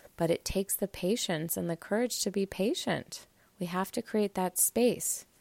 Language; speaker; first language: English; native; English